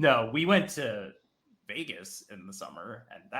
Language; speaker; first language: English; native; English